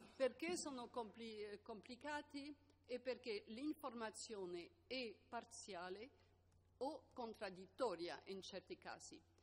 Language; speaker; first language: Italian; non-native, fluent; French